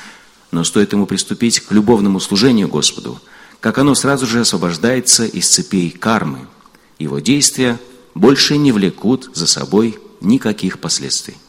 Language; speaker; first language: Russian; native; Russian